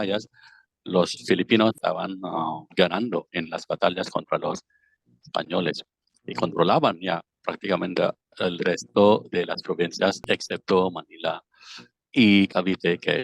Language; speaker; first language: Spanish; non-native, fluent; Filipino